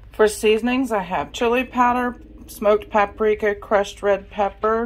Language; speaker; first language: English; native; English